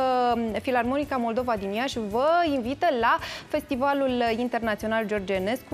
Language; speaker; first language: Romanian; native; Romanian